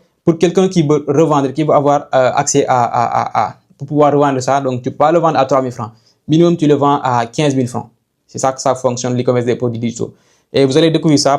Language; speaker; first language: French; non-native, local second language; Wolof